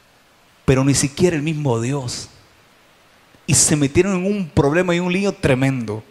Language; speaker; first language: Spanish; native; Spanish